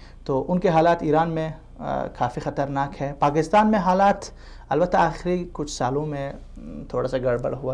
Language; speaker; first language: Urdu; non-native, fluent; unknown